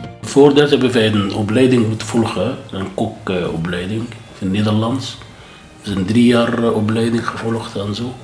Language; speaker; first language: Dutch; non-native, learner; Arabic